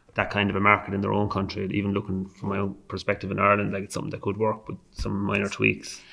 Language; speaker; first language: English; native; English